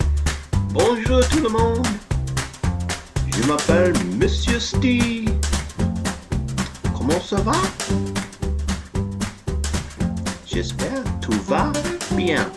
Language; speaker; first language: French; non-native, fluent; English